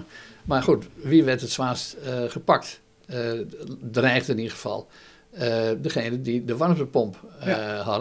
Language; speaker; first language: Dutch; native; Dutch